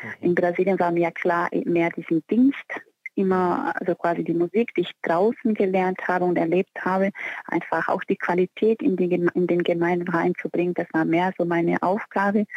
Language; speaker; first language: German; non-native, fluent; Portuguese